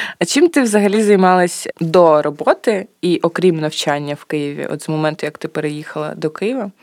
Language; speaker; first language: Ukrainian; native; Ukrainian